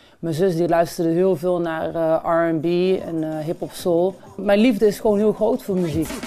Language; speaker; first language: Dutch; early bilingual, other home language; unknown